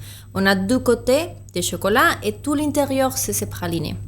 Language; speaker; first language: French; non-native, fluent; Spanish